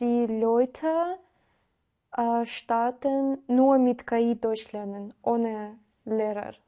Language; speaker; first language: German; non-native, learner; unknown